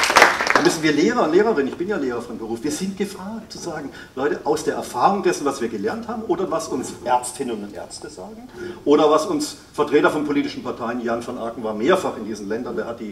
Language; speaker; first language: German; native; German